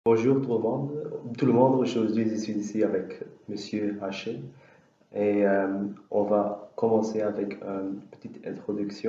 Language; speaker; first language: French; non-native, learner; Dutch